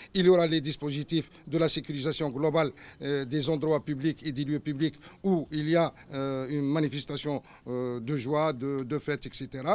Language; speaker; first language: French; non-native, local second language; Arabic